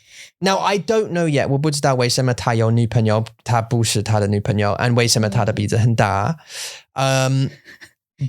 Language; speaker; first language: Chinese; non-native, learner; English